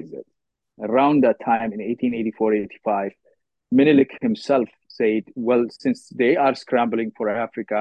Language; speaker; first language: English; non-native, fluent; Oromo